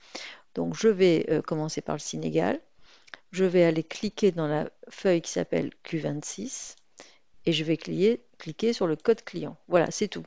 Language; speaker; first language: French; native; French